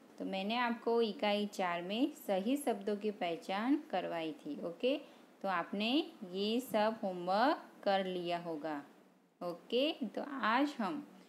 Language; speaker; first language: Hindi; non-native, local second language; Gujarati